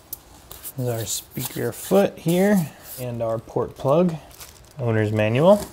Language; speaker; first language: English; native; English